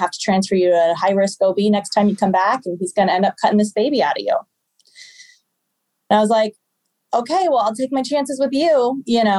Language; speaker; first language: English; native; English